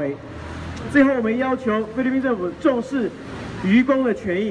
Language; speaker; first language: Chinese; native; Chinese